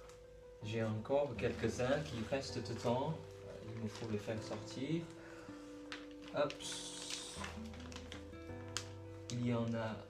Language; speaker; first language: French; non-native, learner; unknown